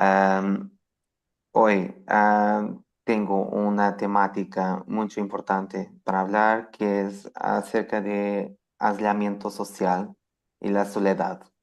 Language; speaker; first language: Spanish; non-native, fluent; Portuguese